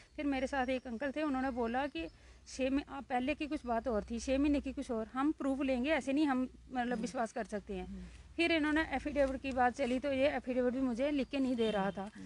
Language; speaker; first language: Hindi; native; Hindi